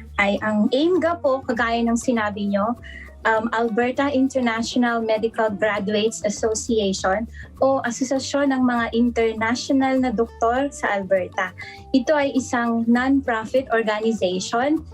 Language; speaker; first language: Filipino; non-native, local second language; Iloko